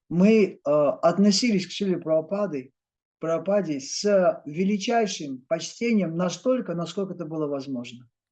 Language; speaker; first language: Russian; native; Russian